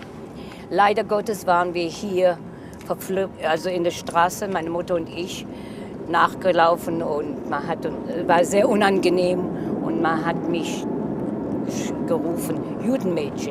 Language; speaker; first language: German; early bilingual, heritage; German